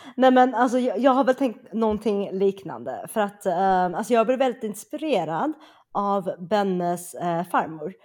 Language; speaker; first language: Swedish; early bilingual, other home language; Chinese